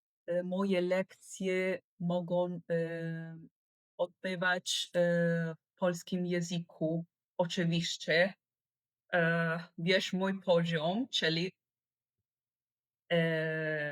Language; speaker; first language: Polish; non-native, learner; Italian